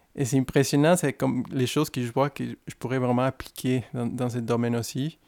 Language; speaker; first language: French; non-native, fluent; Spanish